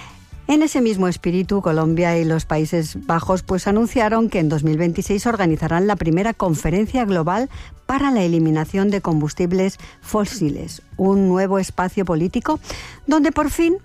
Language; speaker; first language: Spanish; native; Spanish